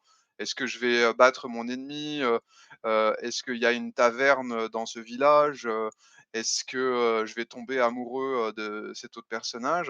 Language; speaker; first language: French; native; French